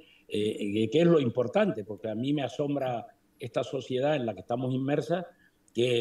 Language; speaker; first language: Spanish; native; Spanish